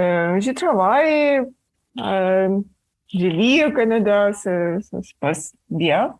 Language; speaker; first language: French; non-native, learner; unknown